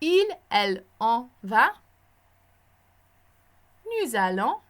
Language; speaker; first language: French; non-native, fluent; English